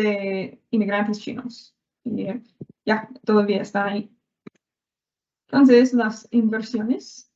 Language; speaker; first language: Spanish; non-native, learner; English